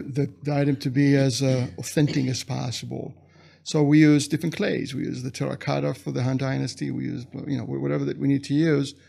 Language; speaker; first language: English; non-native, fluent; Hebrew